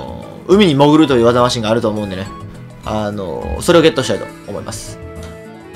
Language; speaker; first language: Japanese; native; Japanese